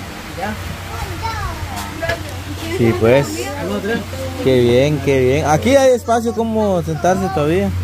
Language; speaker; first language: Spanish; native; Spanish